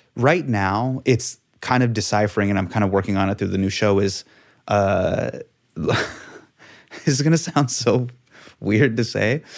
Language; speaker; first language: English; native; English